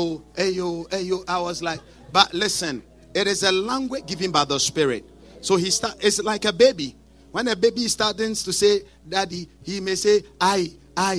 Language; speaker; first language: English; non-native, local second language; Akan